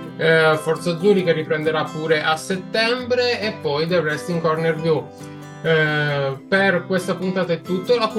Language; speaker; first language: Italian; native; Italian